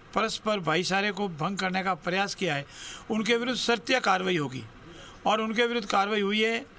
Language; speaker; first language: Hindi; native; Hindi